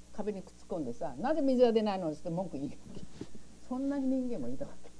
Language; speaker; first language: Japanese; early bilingual, other home language; Chinese